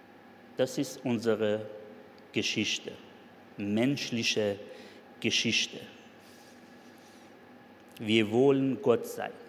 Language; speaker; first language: German; non-native, fluent; Persian